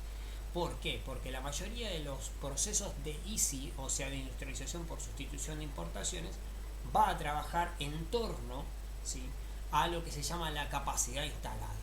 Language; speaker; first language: Spanish; native; Spanish